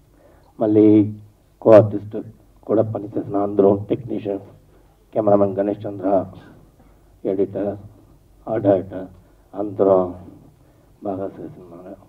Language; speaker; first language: Telugu; non-native, learner; Tamil